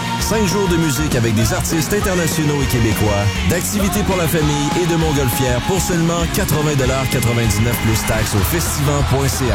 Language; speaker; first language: French; native; French